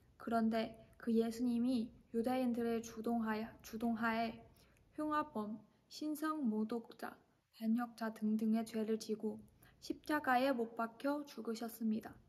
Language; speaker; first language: Korean; non-native, fluent; Chinese